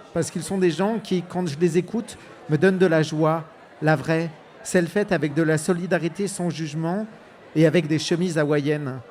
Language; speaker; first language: French; native; French